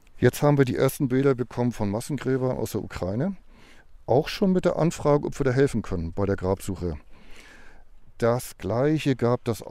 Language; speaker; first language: German; native; German